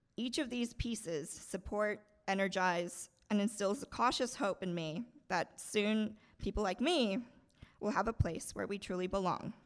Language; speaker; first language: English; non-native, local second language; Bangla